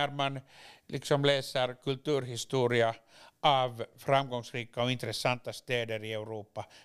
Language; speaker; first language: Swedish; non-native, local second language; Finnish